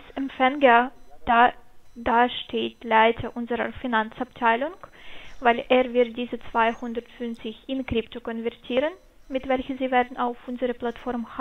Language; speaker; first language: German; non-native, fluent; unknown